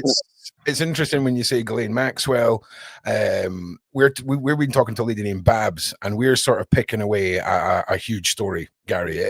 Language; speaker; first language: English; native; English